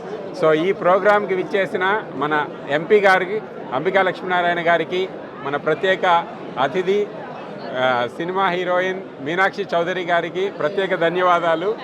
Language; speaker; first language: Telugu; native; Telugu